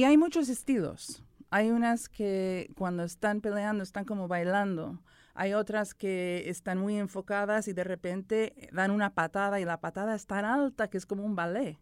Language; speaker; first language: Spanish; early bilingual, heritage; Spanish